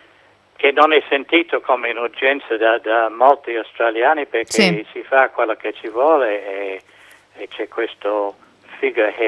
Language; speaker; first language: Italian; non-native, fluent; English